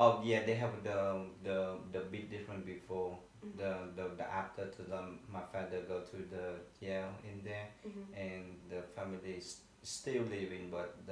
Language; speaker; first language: English; non-native, learner; Vietnamese